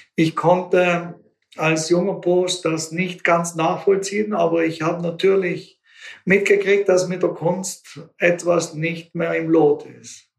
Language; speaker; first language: German; native; German